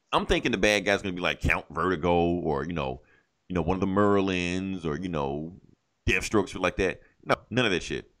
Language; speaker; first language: English; native; English